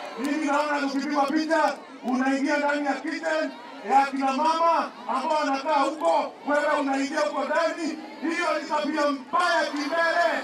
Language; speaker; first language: Swahili; non-native, local second language; Embu